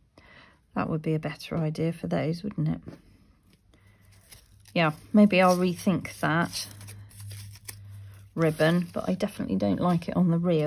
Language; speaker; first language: English; native; English